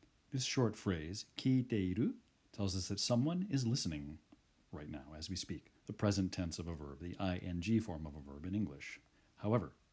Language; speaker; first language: English; native; English